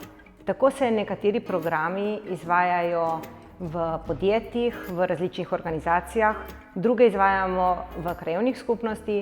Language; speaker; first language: Slovenian; native; Slovenian